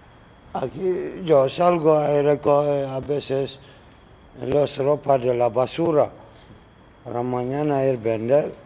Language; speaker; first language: Spanish; non-native, learner; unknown